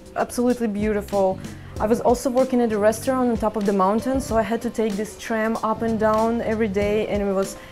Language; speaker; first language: English; non-native, fluent; Ukrainian